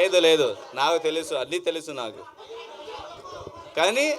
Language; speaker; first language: Telugu; non-native, local second language; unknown